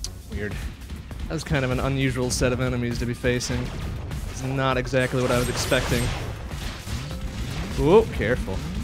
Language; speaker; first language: English; native; English